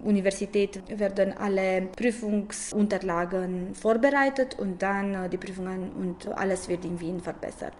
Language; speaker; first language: German; non-native, fluent; Romanian